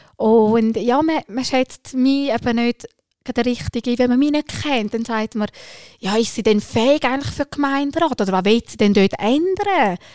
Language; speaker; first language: German; early bilingual, other home language; Albanian